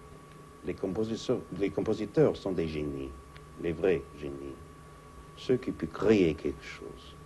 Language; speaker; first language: French; non-native, fluent; English